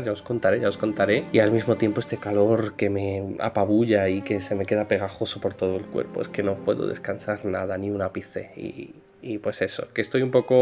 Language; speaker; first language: Spanish; native; Spanish